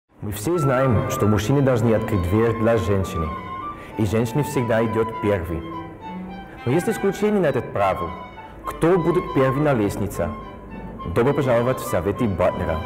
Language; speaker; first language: Russian; non-native, fluent; Dutch